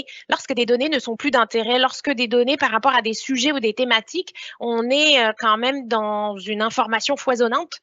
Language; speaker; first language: French; native; French